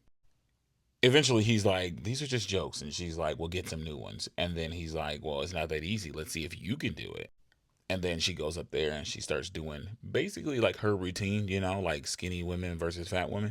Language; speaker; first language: English; native; English